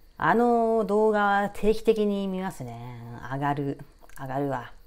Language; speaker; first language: Japanese; native; Japanese